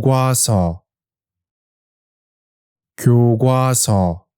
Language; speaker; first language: Korean; native; Korean